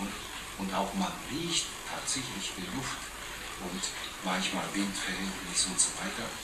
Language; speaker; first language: German; non-native, fluent; Japanese